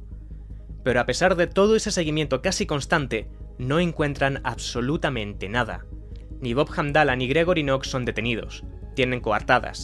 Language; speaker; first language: Spanish; native; Spanish